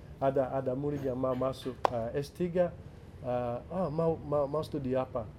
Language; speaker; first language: Indonesian; non-native, fluent; English